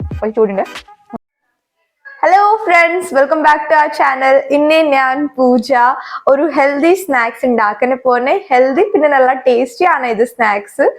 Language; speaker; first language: Malayalam; non-native, local second language; Hindi